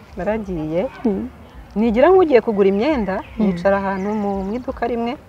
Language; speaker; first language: Kinyarwanda; early bilingual, other home language; Rundi